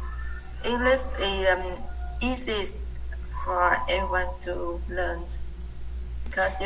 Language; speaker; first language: English; non-native, learner; Vietnamese